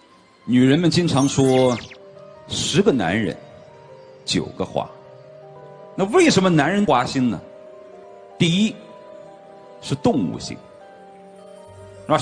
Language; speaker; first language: Chinese; native; Chinese